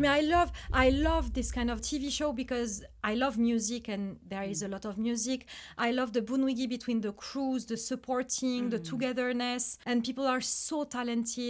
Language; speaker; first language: English; non-native, fluent; French